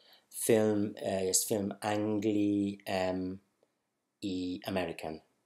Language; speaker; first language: Polish; non-native, learner; English